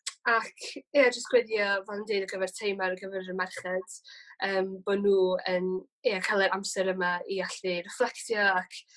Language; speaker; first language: Welsh; native; Welsh